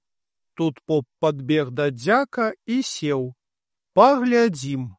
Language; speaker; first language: Belarusian; native; Belarusian